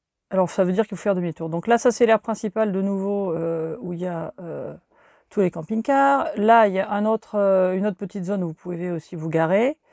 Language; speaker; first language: French; native; French